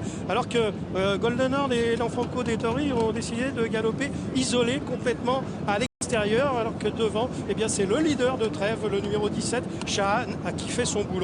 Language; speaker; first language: French; native; French